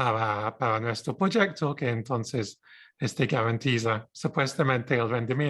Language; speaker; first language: Spanish; non-native, fluent; English